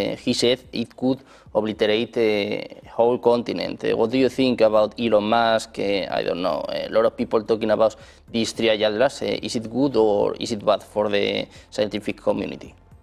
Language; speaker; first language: English; non-native, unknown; Spanish